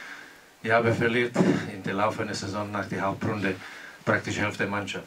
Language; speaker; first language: German; non-native, learner; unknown